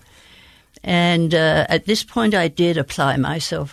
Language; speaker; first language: English; native; English